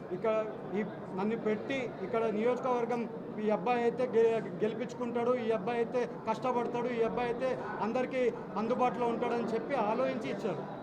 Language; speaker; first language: Telugu; native; Telugu